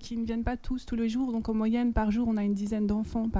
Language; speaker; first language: French; native; French